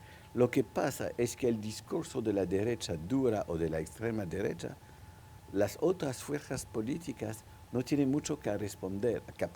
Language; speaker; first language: Spanish; non-native, local second language; French